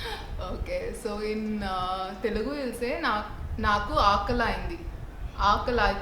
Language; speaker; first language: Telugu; non-native, learner; Tamil